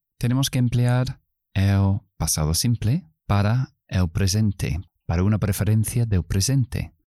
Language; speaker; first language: Spanish; non-native, fluent; English